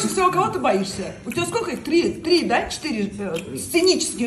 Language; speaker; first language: Russian; non-native, local second language; Turkmen